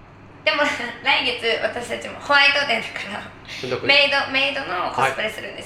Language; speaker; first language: Japanese; native; Japanese